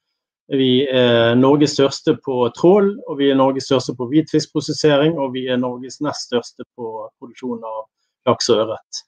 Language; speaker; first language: Norwegian; native; Norwegian